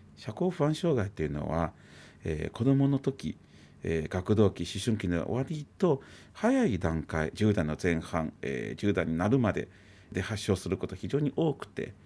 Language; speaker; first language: Japanese; native; Japanese